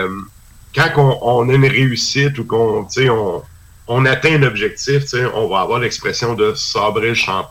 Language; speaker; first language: French; native; French